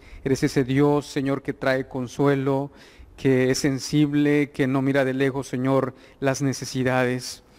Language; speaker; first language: Spanish; native; Spanish